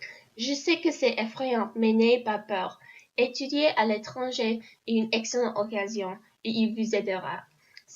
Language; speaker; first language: French; non-native, learner; English